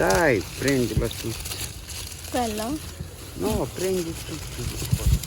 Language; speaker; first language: Italian; non-native, learner; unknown